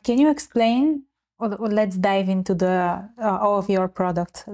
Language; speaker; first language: English; non-native, fluent; Bulgarian